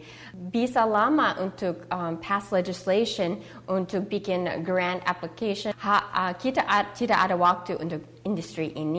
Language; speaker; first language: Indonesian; early bilingual, heritage; English